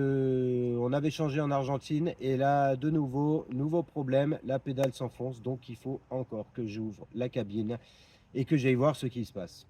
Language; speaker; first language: French; native; French